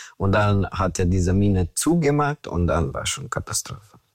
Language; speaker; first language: German; non-native, learner; Romanian